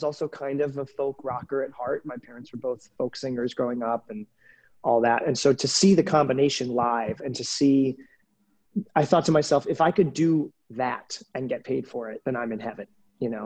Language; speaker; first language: English; native; English